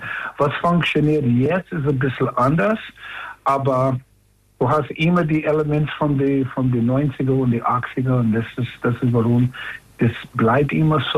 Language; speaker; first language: German; non-native, learner; English